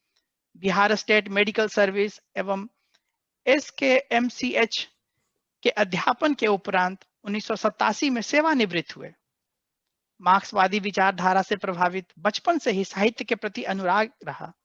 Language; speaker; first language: Hindi; native; Hindi